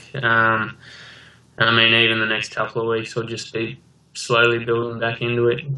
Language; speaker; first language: English; native; English